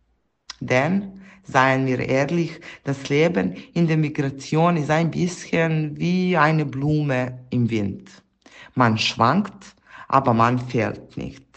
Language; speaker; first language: German; non-native, fluent; Serbian